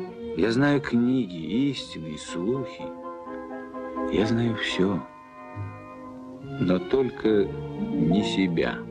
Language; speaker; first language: Russian; native; Russian